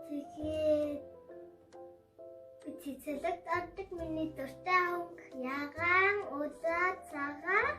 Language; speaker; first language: Mongolian; early bilingual, heritage; Mongolian